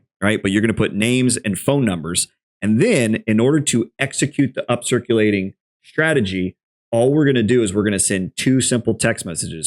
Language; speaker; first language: English; native; English